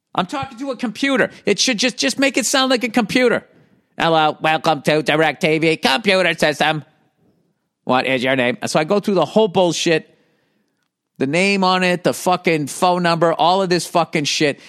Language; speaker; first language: English; native; English